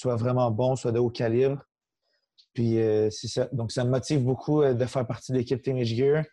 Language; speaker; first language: French; native; French